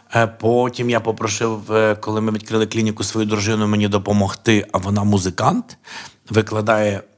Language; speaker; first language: Ukrainian; native; Ukrainian